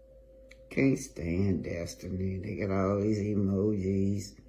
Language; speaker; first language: English; native; English